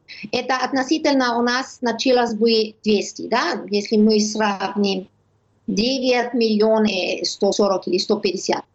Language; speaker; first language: Russian; non-native, learner; German